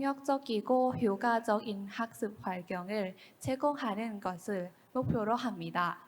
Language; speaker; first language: Korean; non-native, learner; Thai